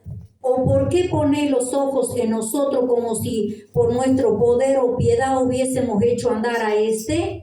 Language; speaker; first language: Spanish; native; Spanish